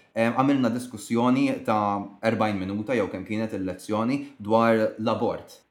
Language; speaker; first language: Maltese; native; Maltese